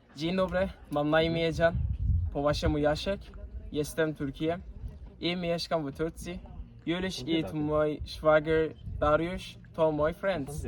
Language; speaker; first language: Polish; non-native, learner; Turkish